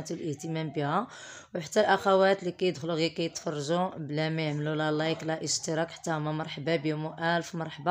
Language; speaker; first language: Arabic; native; Arabic